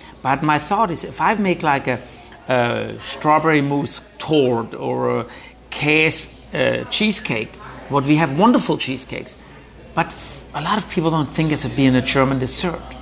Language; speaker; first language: English; non-native, fluent; German